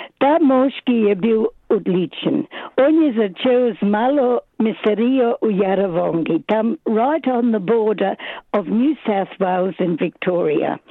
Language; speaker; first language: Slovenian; early bilingual, other home language; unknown